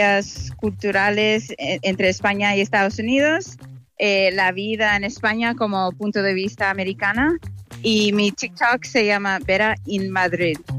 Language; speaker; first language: Spanish; non-native, fluent; English